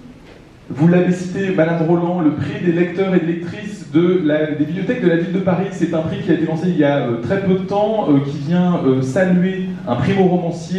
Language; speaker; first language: French; native; French